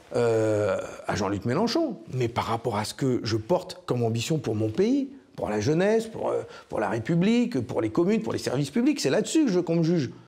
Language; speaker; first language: French; native; French